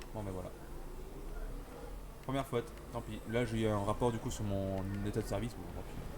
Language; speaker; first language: French; native; French